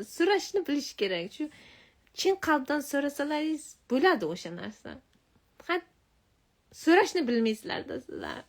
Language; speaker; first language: Uzbek; non-native, local second language; Tajik